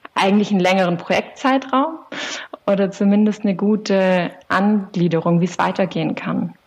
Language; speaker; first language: German; native; German